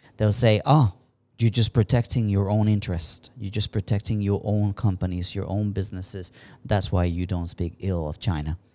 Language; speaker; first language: English; non-native, fluent; Spanish